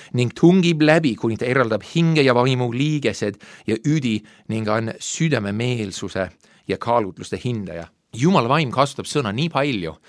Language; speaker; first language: Estonian; non-native, fluent; English